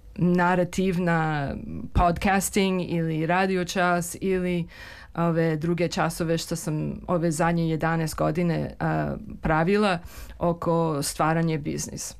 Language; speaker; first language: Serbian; early bilingual, heritage; Serbian